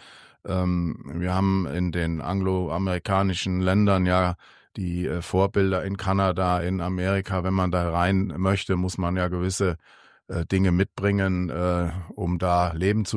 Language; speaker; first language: German; native; German